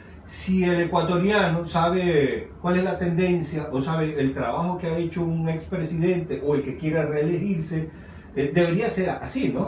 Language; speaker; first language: Spanish; native; Spanish